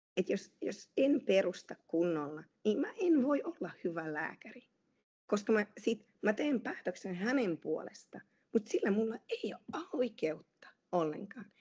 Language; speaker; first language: Finnish; non-native, fluent; Hungarian